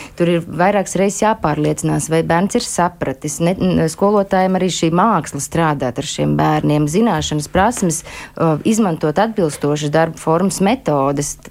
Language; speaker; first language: Latvian; native; Latvian